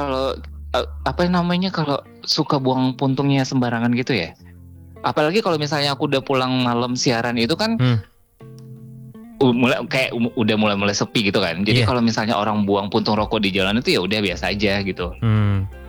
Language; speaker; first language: Indonesian; native; Indonesian